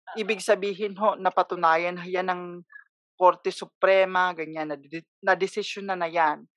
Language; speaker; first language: Filipino; non-native, local second language; Cebuano